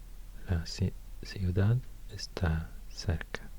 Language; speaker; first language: Spanish; non-native, learner; Swedish